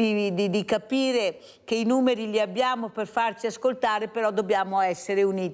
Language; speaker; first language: Italian; native; Italian